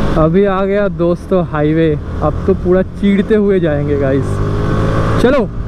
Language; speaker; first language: Hindi; non-native, local second language; Bangla